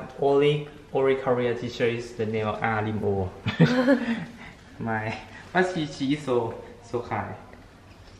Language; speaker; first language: English; non-native, learner; Thai